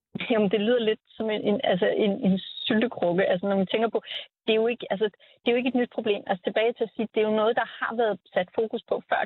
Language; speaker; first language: Danish; native; Danish